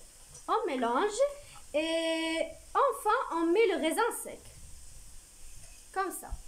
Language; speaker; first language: French; non-native, learner; Arabic